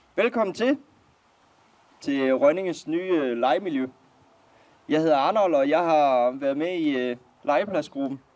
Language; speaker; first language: Danish; native; Danish